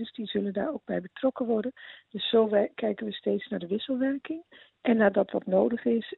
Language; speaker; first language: Dutch; native; Dutch